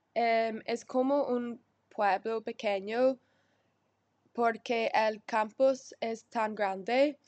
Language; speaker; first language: Spanish; non-native, learner; English